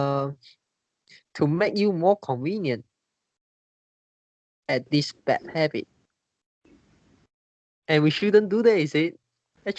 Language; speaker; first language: English; non-native, learner; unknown